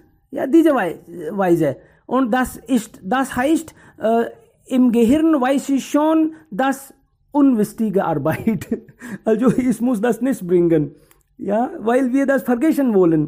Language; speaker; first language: German; non-native, learner; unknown